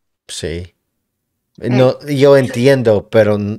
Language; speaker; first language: Spanish; non-native, learner; English